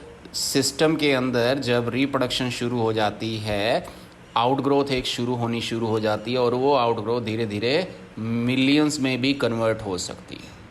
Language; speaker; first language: Hindi; native; Hindi